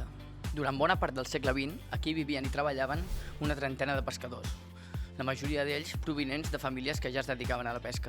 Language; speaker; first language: Catalan; native; Catalan